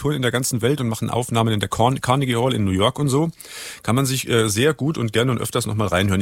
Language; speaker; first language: German; native; German